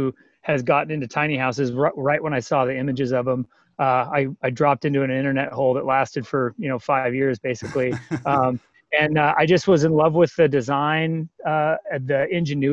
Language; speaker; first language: English; native; English